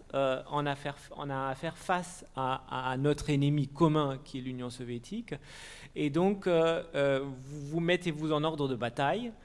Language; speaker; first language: French; non-native, fluent; German